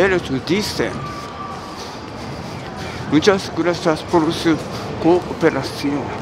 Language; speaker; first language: Spanish; non-native, learner; Japanese